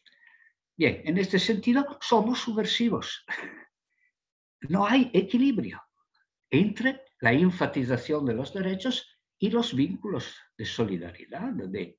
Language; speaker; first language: Spanish; non-native, fluent; Italian